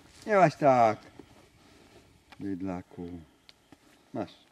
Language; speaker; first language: Polish; native; Polish